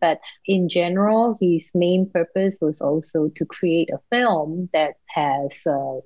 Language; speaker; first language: English; non-native, local second language; Cantonese